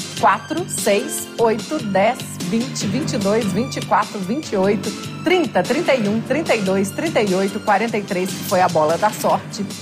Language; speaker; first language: Portuguese; native; Portuguese